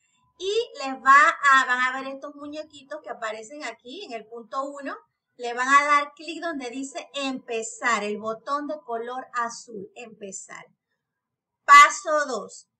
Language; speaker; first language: Spanish; native; Spanish